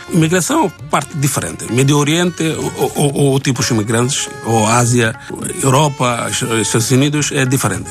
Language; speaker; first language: Portuguese; non-native, learner; Bangla